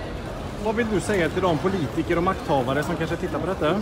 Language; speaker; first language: Swedish; native; Swedish